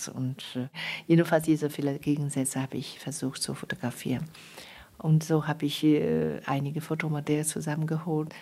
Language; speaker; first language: German; non-native, fluent; Chinese